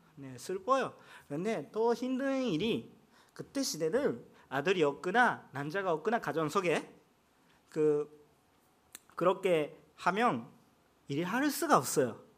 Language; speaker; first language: Korean; non-native, fluent; Japanese